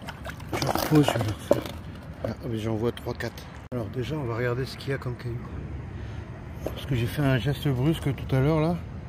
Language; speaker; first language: French; native; French